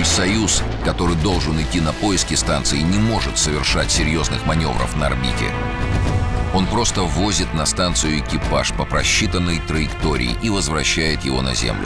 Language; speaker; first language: Russian; native; Russian